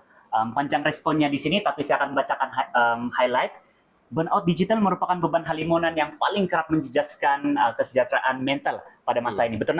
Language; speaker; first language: Malay; native; Malay